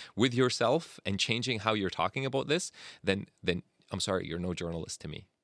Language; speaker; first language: English; early bilingual, other home language; Arabic